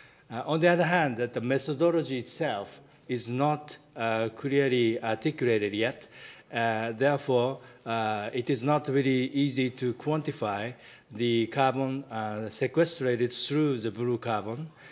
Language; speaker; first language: English; non-native, fluent; Japanese